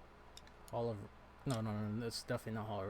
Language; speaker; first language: English; native; English